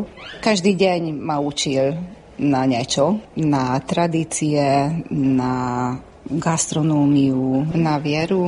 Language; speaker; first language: Slovak; early bilingual, heritage; Slovak